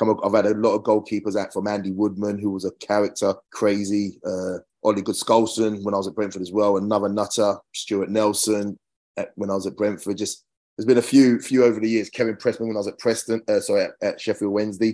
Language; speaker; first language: English; native; English